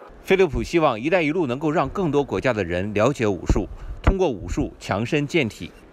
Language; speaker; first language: Chinese; native; Chinese